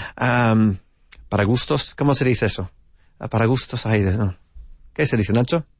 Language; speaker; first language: Spanish; non-native, fluent; English